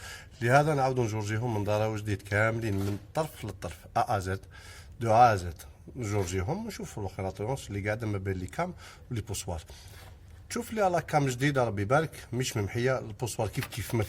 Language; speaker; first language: Arabic; native; Arabic